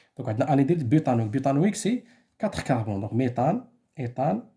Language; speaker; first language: French; non-native, local second language; Arabic